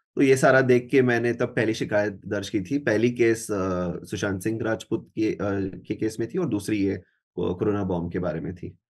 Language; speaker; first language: Hindi; non-native, local second language; Marathi